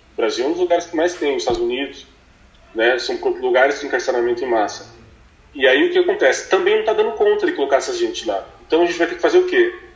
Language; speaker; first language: Portuguese; native; Portuguese